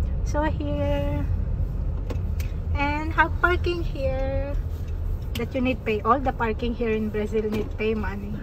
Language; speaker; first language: English; non-native, learner; Filipino